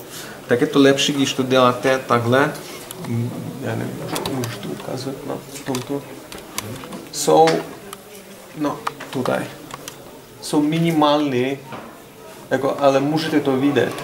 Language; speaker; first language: Czech; non-native, learner; Russian